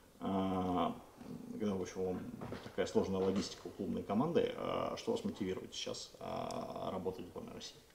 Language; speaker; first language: Russian; native; Russian